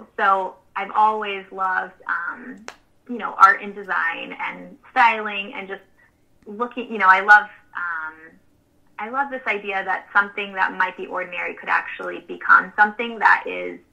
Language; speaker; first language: English; native; English